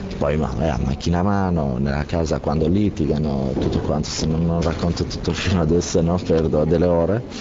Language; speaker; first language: Italian; non-native, fluent; Albanian